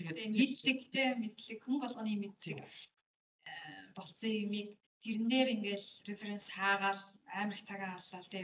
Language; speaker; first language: Mongolian; native; Mongolian